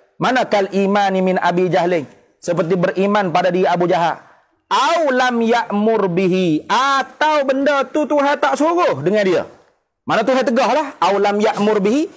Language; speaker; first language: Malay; native; Malay